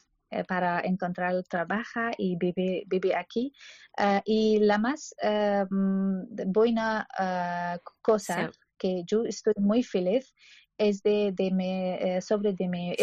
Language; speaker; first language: Spanish; non-native, learner; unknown